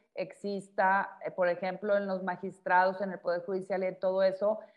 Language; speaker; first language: Spanish; native; Spanish